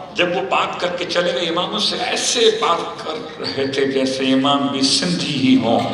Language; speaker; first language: Urdu; native; Urdu